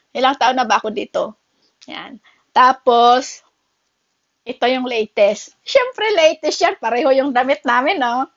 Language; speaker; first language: Filipino; native; Filipino